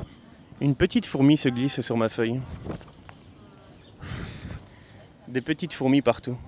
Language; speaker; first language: French; native; French